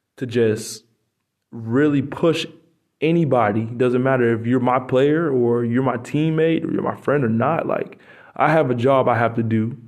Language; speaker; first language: English; native; English